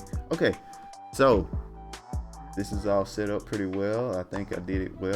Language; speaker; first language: English; native; English